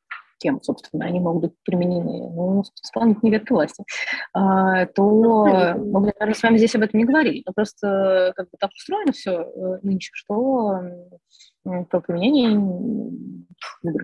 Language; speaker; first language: Russian; native; Russian